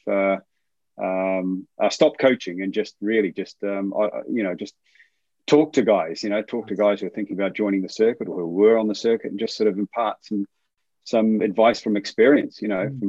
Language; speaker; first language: English; native; English